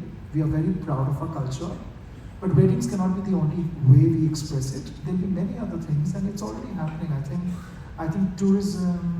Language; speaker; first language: English; non-native, local second language; Bangla